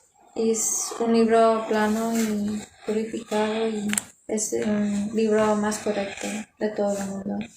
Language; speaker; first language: Spanish; non-native, learner; English